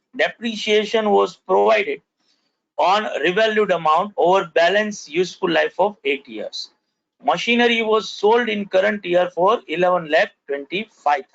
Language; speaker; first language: English; non-native, local second language; Gujarati